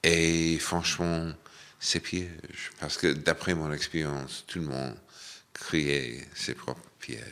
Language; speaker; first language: French; non-native, fluent; English